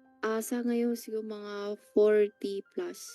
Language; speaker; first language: Filipino; non-native, learner; Chinese